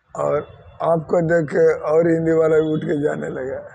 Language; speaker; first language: Hindi; non-native, local second language; Telugu